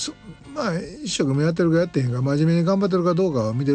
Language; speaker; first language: Japanese; native; Japanese